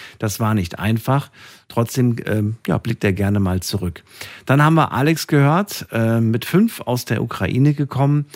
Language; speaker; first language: German; native; German